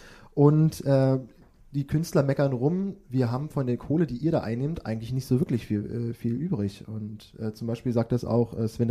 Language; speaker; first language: German; native; German